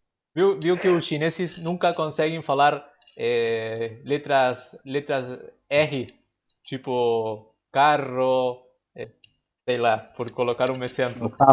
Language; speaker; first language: Portuguese; non-native, fluent; Spanish